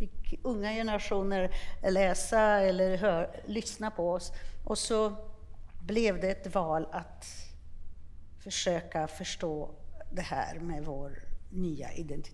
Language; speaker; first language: Swedish; non-native, fluent; Polish